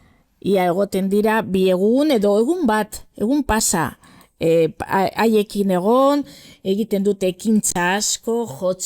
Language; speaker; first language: Basque; non-native, local second language; Spanish